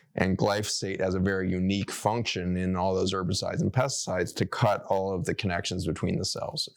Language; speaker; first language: English; native; English